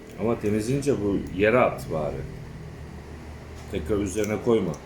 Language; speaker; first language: Turkish; native; Turkish